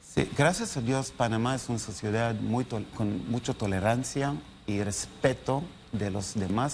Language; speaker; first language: Spanish; non-native, learner; Hebrew